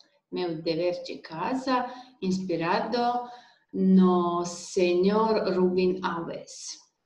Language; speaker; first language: Portuguese; non-native, learner; Serbian